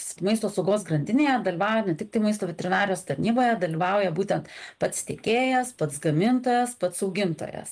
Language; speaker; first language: Lithuanian; native; Lithuanian